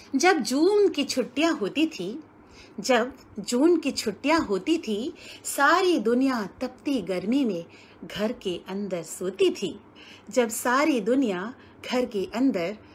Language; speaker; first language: Hindi; native; Hindi